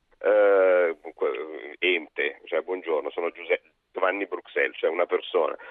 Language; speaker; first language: Italian; native; Italian